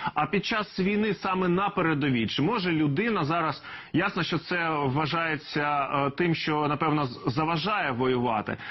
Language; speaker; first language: Ukrainian; native; Ukrainian